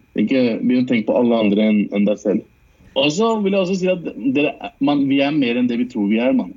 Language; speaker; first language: Norwegian; early bilingual, other home language; Urdu